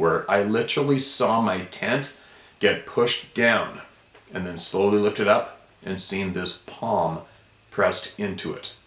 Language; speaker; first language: English; native; English